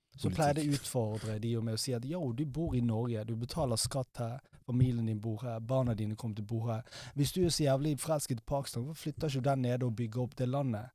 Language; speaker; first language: Norwegian; early bilingual, other home language; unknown